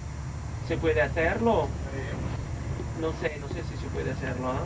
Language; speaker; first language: Spanish; non-native, learner; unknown